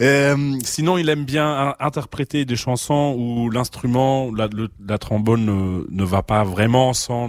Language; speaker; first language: French; non-native, fluent; German